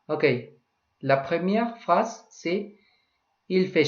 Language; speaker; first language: French; non-native, learner; Spanish